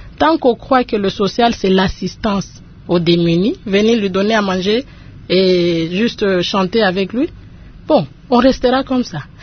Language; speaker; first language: French; non-native, local second language; Lingala